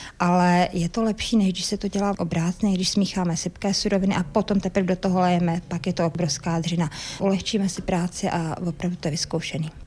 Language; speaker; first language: Czech; native; Czech